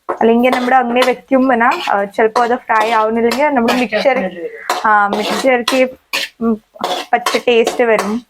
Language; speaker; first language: Malayalam; non-native, learner; Kannada